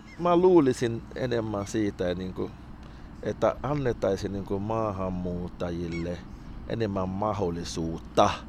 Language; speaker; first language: Finnish; non-native, fluent; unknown